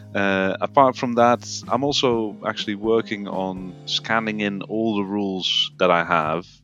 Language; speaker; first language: English; non-native, fluent; Dutch